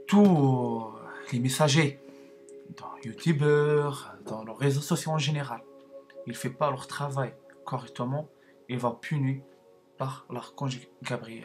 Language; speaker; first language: French; non-native, learner; Arabic